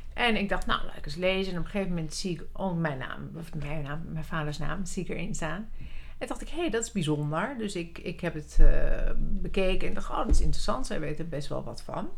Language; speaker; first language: Dutch; early bilingual, other home language; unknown